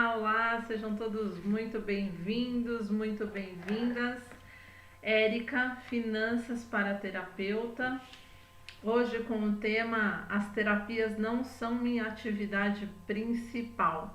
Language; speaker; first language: Portuguese; native; Portuguese